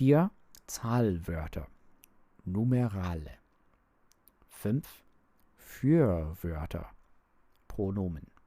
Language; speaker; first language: German; non-native, learner; English